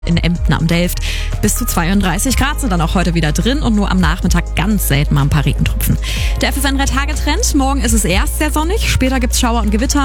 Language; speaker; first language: German; native; German